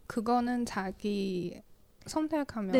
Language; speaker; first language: Korean; non-native, learner; Chinese